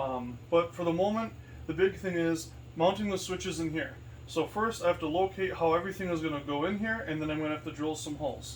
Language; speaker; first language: English; native; English